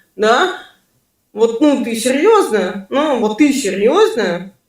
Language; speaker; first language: Russian; native; Russian